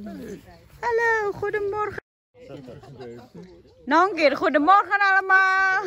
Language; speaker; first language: Dutch; non-native, learner; Indonesian